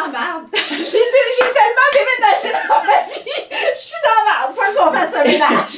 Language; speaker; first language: French; native; French